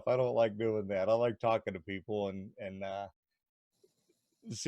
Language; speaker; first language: English; native; English